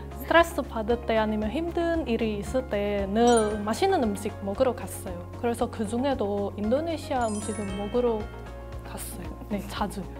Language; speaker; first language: Korean; non-native, fluent; Indonesian